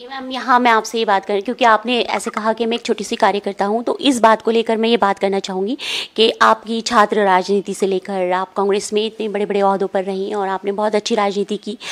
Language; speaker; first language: Hindi; native; Hindi